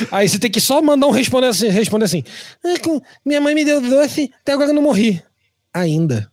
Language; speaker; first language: Portuguese; native; Portuguese